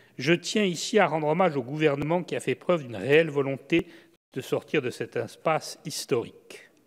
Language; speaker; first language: French; native; French